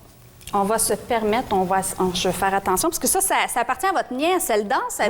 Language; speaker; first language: French; native; French